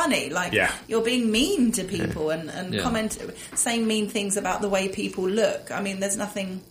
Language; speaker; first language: English; native; English